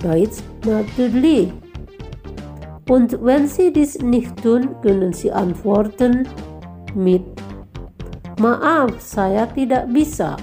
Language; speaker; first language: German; non-native, fluent; Indonesian